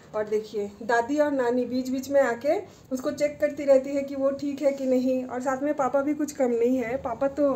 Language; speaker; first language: Hindi; non-native, local second language; Bangla